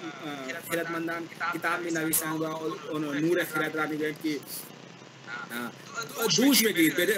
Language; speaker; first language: Persian; non-native, learner; Hindi